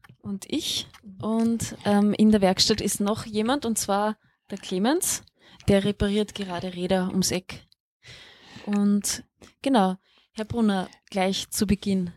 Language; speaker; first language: German; native; German